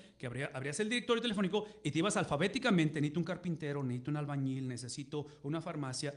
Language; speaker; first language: Spanish; native; Spanish